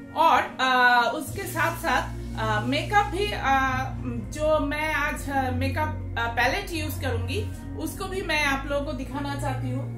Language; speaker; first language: Hindi; non-native, local second language; Bangla